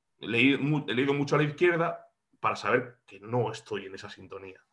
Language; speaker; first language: Spanish; native; Spanish